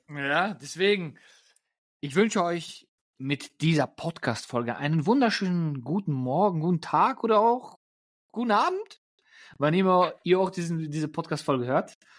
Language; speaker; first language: German; early bilingual, other home language; Polish